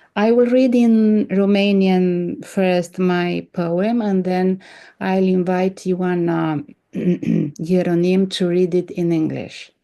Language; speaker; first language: English; non-native, fluent; Romanian